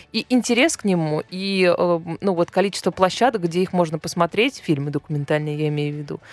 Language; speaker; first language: Russian; native; Russian